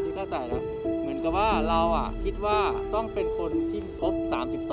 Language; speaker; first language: Thai; native; Thai